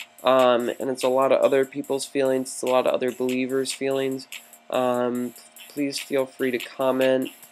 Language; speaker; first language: English; native; English